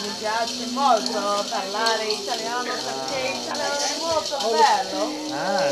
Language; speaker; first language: Italian; non-native, learner; English